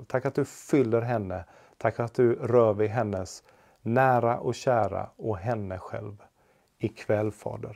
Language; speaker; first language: Swedish; native; Swedish